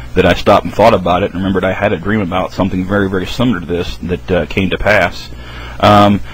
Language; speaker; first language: English; native; English